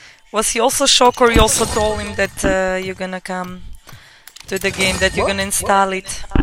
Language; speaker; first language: English; non-native, fluent; Croatian